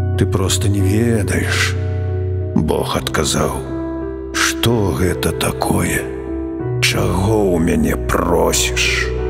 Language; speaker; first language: Belarusian; native; Belarusian